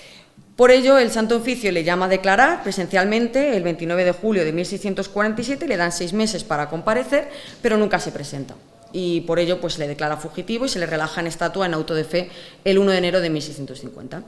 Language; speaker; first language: Spanish; native; Spanish